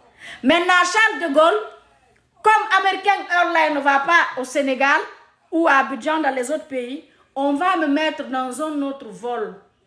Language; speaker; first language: French; non-native, local second language; Mandingo